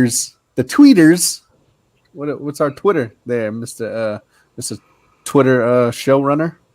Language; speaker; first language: English; native; English